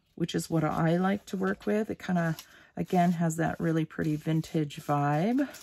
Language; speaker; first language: English; native; English